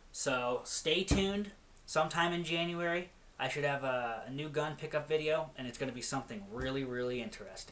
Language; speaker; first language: English; native; English